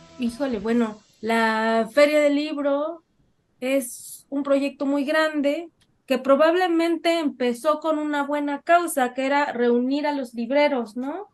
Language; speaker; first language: Spanish; native; Spanish